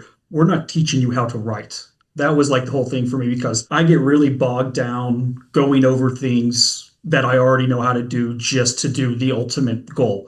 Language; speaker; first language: English; native; English